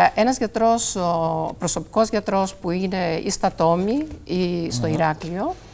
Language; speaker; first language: Greek; native; Greek